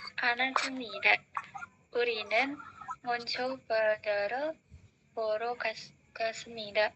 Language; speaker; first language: Korean; non-native, learner; Indonesian